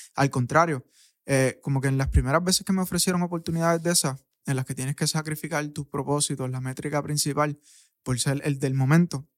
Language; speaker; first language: Spanish; native; Spanish